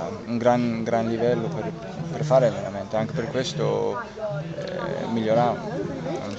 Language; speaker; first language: Italian; non-native, learner; Danish